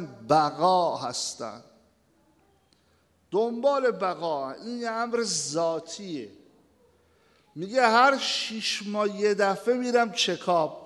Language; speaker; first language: Persian; native; Persian